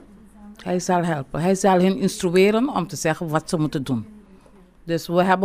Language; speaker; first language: Dutch; non-native, local second language; Papiamento